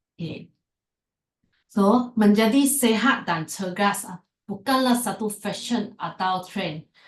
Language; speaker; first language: Malay; non-native, local second language; Chinese